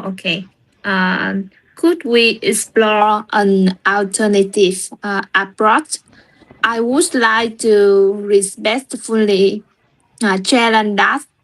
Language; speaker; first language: English; non-native, learner; Vietnamese